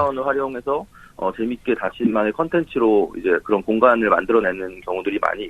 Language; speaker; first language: Korean; native; Korean